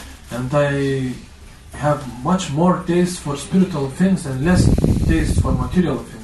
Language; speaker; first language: English; non-native, learner; Lithuanian